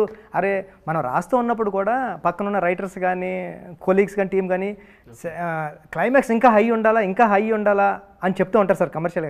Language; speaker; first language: Telugu; native; Telugu